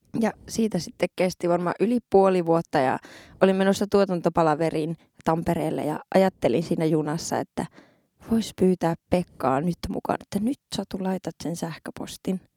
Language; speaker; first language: Finnish; native; Finnish